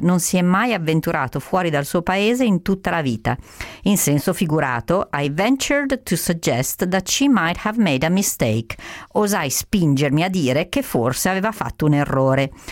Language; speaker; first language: Italian; native; Italian